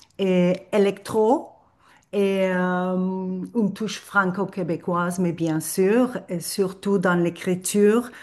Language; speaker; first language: French; non-native, fluent; Turkish